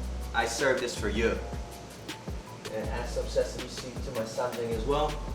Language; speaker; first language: English; native; English